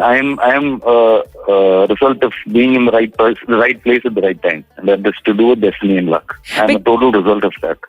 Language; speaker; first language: English; non-native, local second language; Malayalam